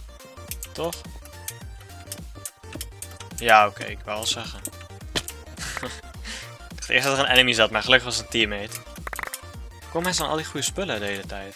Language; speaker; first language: Dutch; native; Dutch